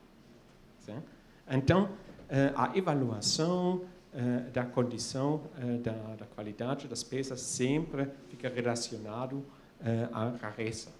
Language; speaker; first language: Portuguese; non-native, fluent; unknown